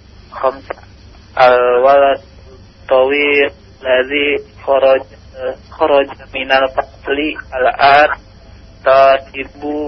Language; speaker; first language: Arabic; non-native, learner; Indonesian